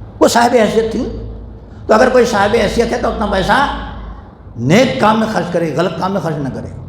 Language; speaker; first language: Urdu; native; Urdu